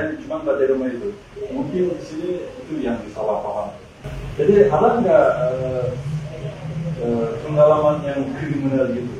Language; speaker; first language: Indonesian; non-native, fluent; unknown